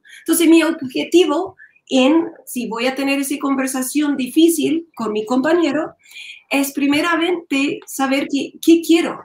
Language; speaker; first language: Spanish; non-native, learner; English